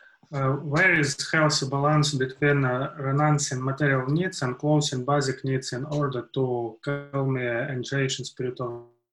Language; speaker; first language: English; non-native, learner; Russian